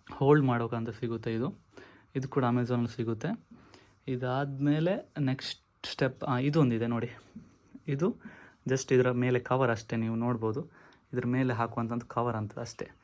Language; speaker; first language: Kannada; non-native, local second language; Tulu